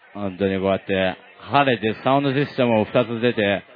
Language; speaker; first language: Japanese; native; Japanese